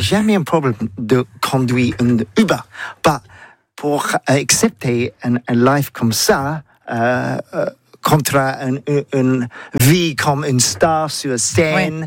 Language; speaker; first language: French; non-native, learner; English